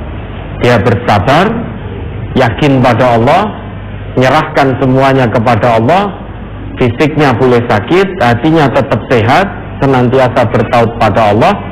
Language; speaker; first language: Indonesian; non-native, local second language; Javanese